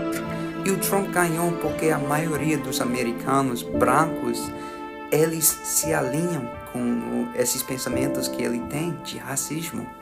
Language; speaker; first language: Portuguese; non-native, fluent; English